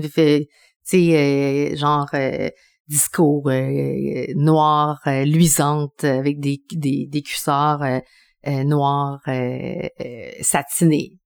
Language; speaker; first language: French; early bilingual, other home language; Spanish